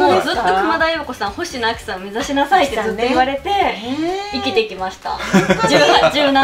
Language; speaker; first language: Japanese; native; Japanese